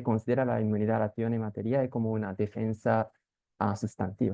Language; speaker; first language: Spanish; non-native, fluent; Japanese